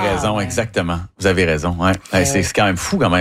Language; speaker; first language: French; native; French